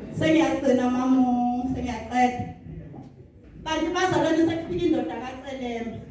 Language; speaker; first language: Zulu; non-native, local second language; Southern Sotho